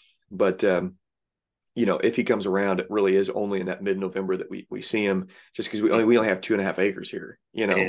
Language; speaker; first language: English; native; English